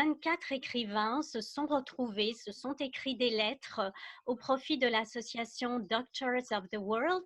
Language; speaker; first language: French; native; French